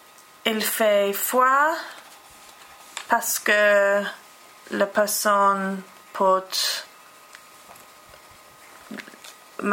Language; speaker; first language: French; non-native, learner; English